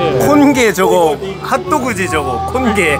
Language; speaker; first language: Korean; native; Korean